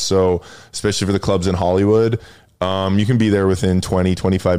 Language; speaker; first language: English; native; English